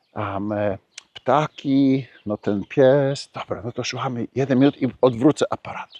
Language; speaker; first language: Polish; early bilingual, heritage; Polish